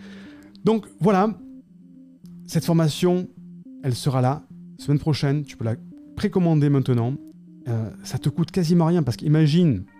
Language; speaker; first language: French; native; French